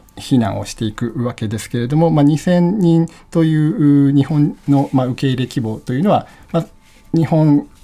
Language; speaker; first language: Japanese; native; Japanese